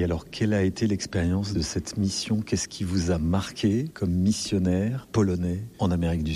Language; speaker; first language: French; native; French